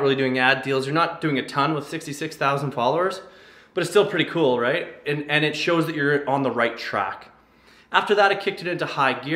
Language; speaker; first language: English; native; English